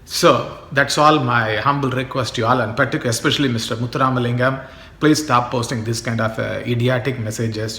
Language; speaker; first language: English; non-native, local second language; Tamil